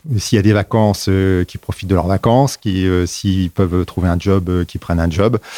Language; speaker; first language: French; native; French